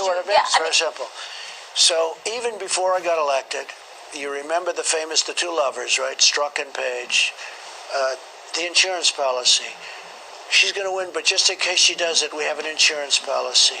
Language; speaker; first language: English; native; English